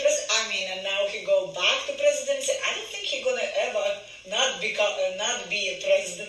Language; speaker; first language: English; non-native, fluent; Ukrainian